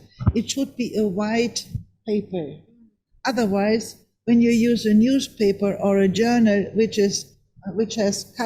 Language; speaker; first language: English; non-native, fluent; German